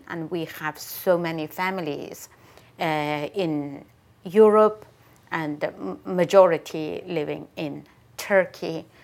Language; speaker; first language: English; non-native, fluent; Chinese